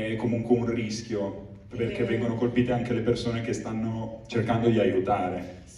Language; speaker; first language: Italian; native; Italian